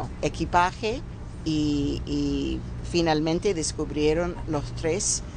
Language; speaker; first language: Spanish; non-native, fluent; English